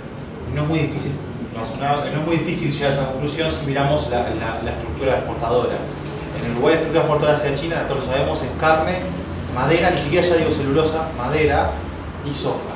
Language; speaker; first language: Spanish; native; Spanish